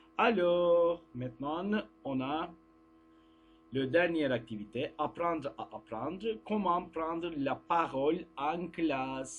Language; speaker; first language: French; non-native, fluent; Turkish